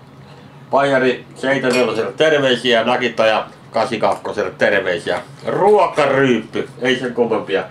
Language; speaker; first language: Finnish; native; Finnish